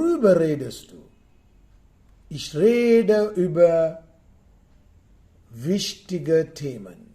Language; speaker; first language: German; non-native, fluent; Sinhala